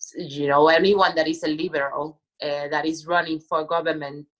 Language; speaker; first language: English; non-native, fluent; Spanish